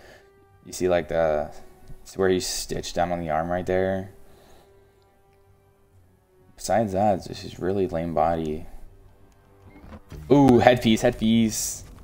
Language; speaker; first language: English; native; English